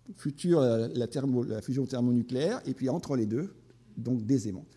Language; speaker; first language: French; native; French